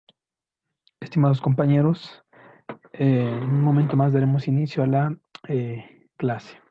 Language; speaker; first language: Spanish; native; Spanish